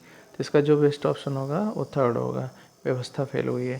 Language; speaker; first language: Hindi; native; Hindi